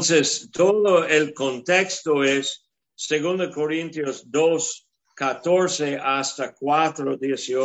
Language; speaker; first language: Spanish; non-native, fluent; English